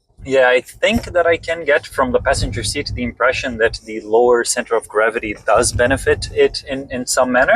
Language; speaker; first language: English; native; English